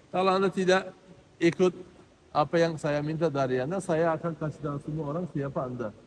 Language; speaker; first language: Indonesian; non-native, fluent; Turkish